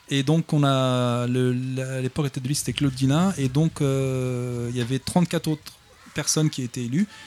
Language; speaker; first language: French; native; French